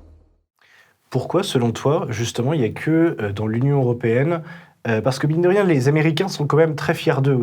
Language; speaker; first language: French; native; French